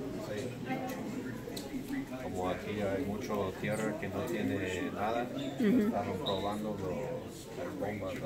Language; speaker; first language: Spanish; non-native, learner; English